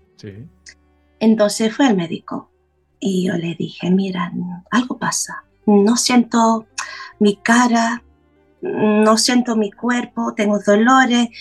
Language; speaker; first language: Spanish; non-native, fluent; English